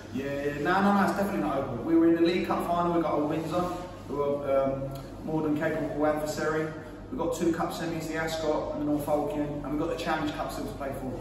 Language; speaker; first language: English; native; English